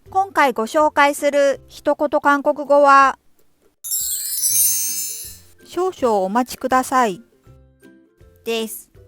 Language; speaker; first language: Japanese; non-native, fluent; Korean